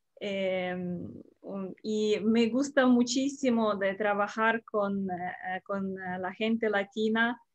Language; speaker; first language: Spanish; non-native, learner; Russian